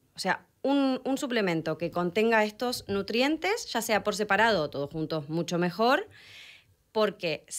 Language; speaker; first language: Spanish; native; Spanish